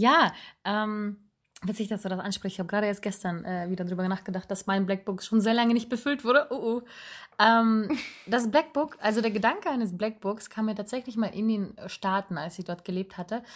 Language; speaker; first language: German; native; German